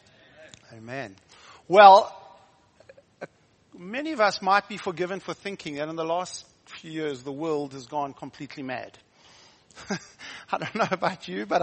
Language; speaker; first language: English; native; English